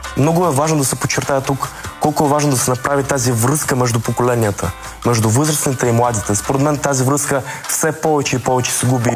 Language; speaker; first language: Bulgarian; early bilingual, other home language; Russian